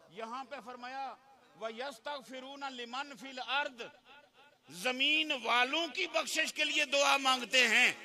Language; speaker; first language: Urdu; non-native, local second language; Punjabi